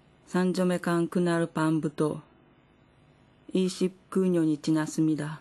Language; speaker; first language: Korean; non-native, fluent; Japanese